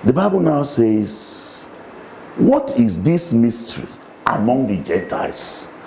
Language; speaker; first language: English; non-native, local second language; Yoruba